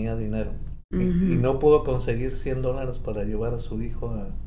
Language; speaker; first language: Spanish; native; Spanish